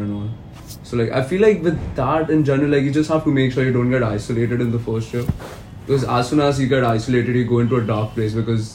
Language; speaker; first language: English; non-native, local second language; Hindi